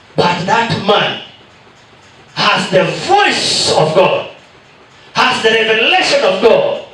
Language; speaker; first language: English; non-native, local second language; Swahili